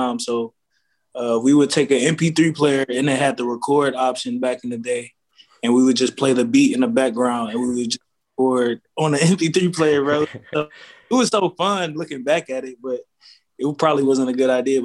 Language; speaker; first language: English; native; English